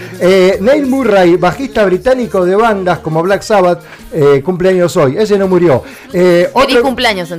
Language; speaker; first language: Spanish; native; Spanish